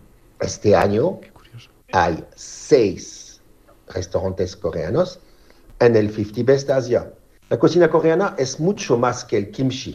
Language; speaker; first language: Spanish; non-native, learner; French